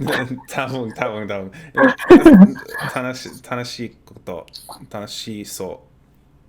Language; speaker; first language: Japanese; non-native, learner; English